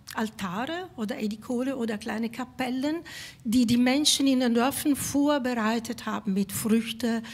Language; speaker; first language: German; non-native, fluent; Italian